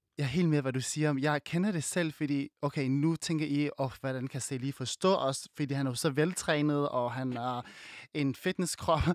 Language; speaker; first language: Danish; early bilingual, other home language; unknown